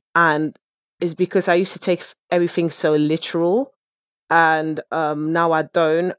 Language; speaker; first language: English; early bilingual, other home language; Dutch